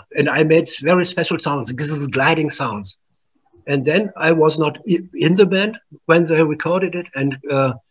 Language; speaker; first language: English; non-native, learner; German